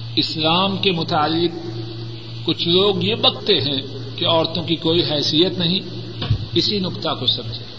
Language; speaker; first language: Urdu; non-native, local second language; Punjabi